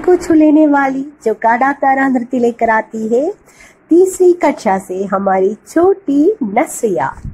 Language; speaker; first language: Hindi; non-native, local second language; Malayalam